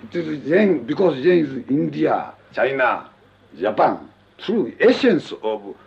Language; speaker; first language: English; non-native, learner; Japanese